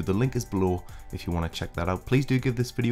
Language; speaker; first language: English; native; English